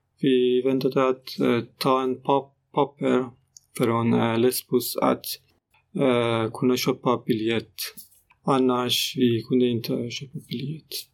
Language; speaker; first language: Swedish; non-native, learner; Persian